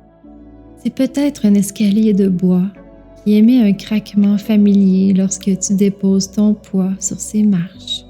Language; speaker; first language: French; native; French